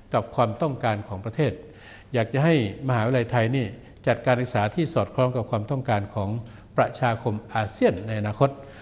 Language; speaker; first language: Thai; native; Thai